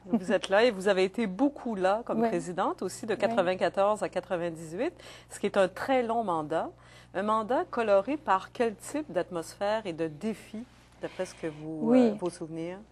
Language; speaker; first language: French; native; French